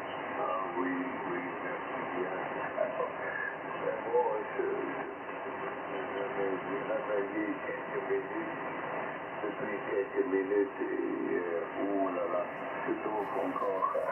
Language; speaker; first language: French; non-native, local second language; German